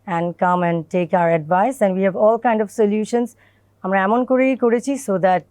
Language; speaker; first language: English; non-native, local second language; Bangla